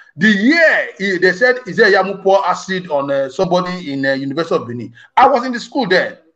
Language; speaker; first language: English; non-native, local second language; Bini